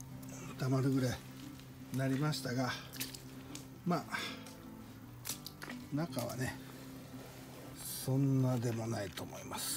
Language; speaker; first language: Japanese; native; Japanese